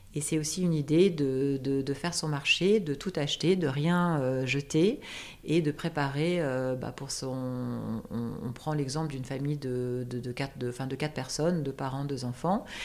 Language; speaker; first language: French; native; French